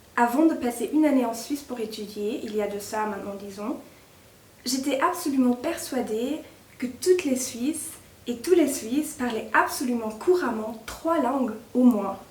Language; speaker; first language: French; non-native, fluent; German